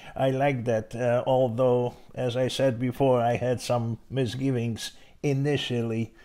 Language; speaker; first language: English; non-native, fluent; Polish